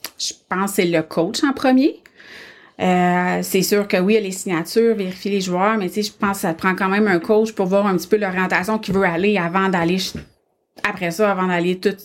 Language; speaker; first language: French; native; French